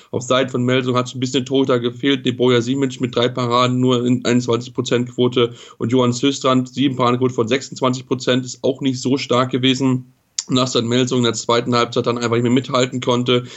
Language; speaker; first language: German; native; German